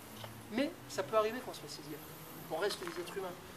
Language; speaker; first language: French; native; French